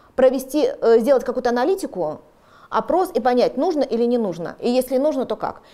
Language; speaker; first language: Russian; native; Russian